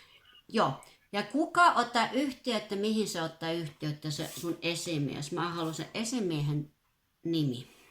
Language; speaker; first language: Finnish; non-native, fluent; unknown